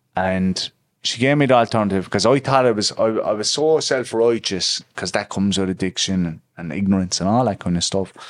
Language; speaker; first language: English; native; English